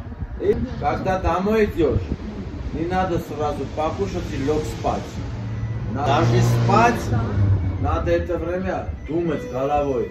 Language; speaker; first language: Russian; non-native, fluent; Armenian